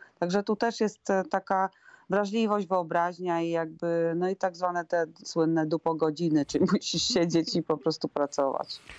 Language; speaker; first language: Polish; native; Polish